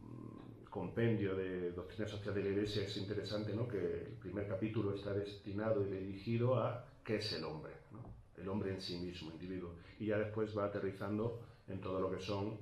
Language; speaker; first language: Spanish; native; Spanish